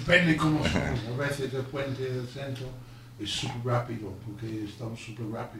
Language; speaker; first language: Spanish; non-native, learner; English